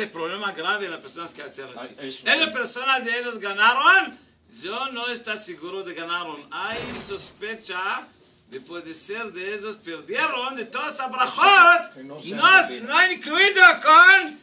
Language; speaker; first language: Spanish; non-native, learner; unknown